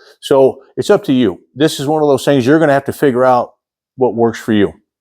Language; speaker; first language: English; native; English